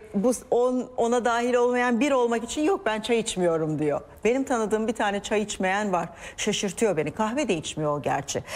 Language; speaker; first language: Turkish; native; Turkish